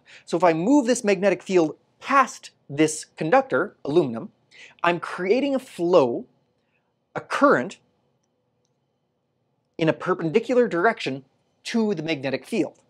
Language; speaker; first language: English; native; English